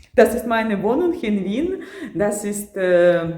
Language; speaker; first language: German; non-native, learner; Ukrainian